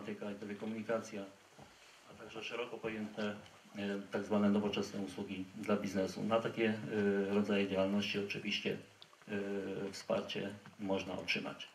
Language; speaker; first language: Polish; native; Polish